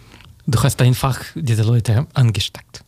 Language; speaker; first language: German; non-native, learner; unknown